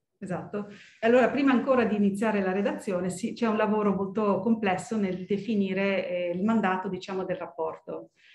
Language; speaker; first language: Italian; early bilingual, heritage; Italian